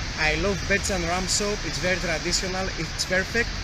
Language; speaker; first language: English; non-native, learner; Greek